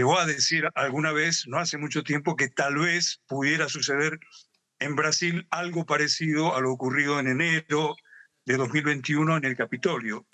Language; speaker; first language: Spanish; native; Spanish